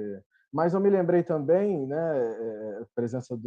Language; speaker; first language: Portuguese; native; Portuguese